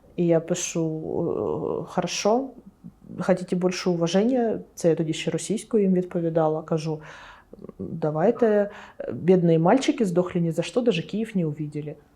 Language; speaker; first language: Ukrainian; non-native, local second language; Russian